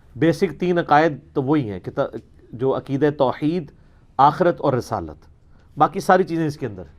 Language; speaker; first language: Urdu; non-native, local second language; Punjabi